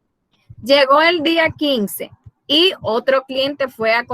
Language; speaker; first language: Spanish; native; Spanish